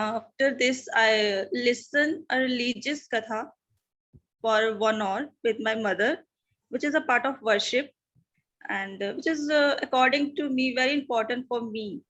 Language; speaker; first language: English; non-native, learner; Hindi